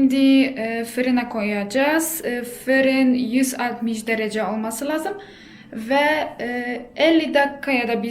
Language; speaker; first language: Turkish; non-native, fluent; Polish